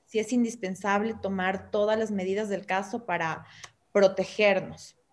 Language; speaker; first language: Spanish; native; Spanish